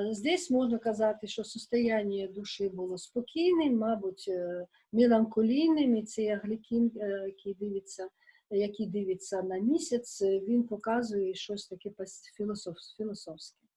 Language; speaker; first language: Ukrainian; non-native, local second language; Russian